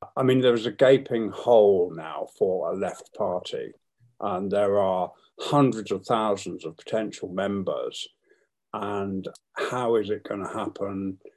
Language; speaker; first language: English; native; English